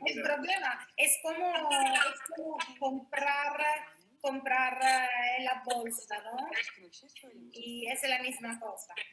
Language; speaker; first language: Spanish; non-native, fluent; Italian